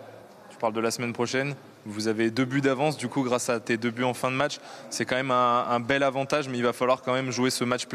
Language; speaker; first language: French; native; French